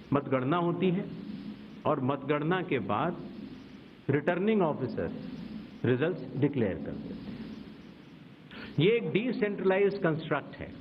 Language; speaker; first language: Hindi; native; Hindi